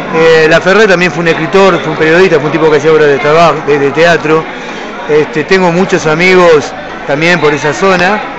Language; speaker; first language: Spanish; native; Spanish